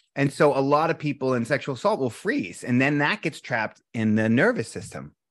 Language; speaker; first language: English; native; English